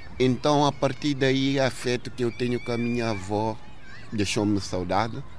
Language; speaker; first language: Portuguese; non-native, local second language; Upper Guinea Crioulo